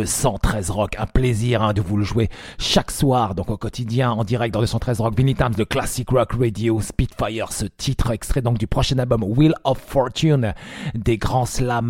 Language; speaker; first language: French; native; French